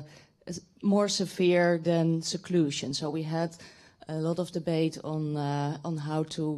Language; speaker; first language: English; non-native, fluent; Dutch